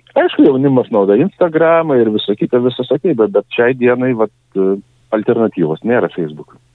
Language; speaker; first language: Lithuanian; native; Lithuanian